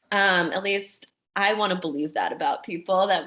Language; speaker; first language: English; native; English